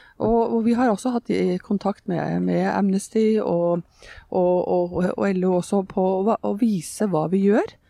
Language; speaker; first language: Norwegian; native; Norwegian